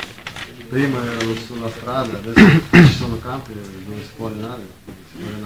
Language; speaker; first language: Italian; non-native, learner; Russian